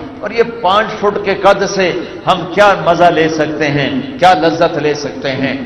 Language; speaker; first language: Urdu; non-native, local second language; Punjabi